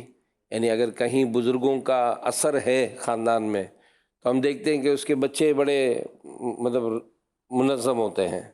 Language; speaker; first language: Urdu; native; Urdu